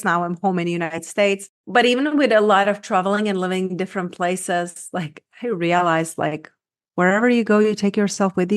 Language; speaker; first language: English; non-native, fluent; Czech